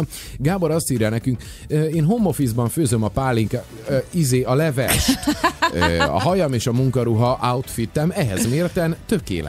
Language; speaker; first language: Hungarian; native; Hungarian